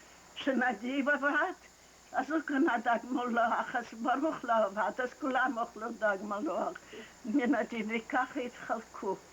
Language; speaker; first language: Hebrew; non-native, fluent; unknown